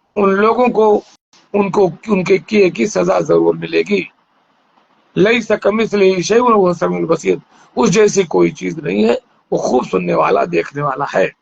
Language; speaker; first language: Urdu; native; Urdu